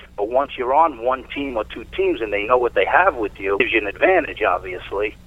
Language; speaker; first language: English; native; English